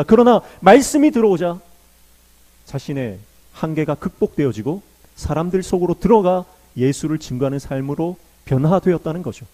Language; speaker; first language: Korean; native; Korean